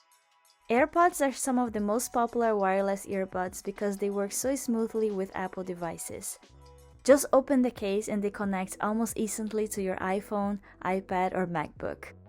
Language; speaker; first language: English; native; English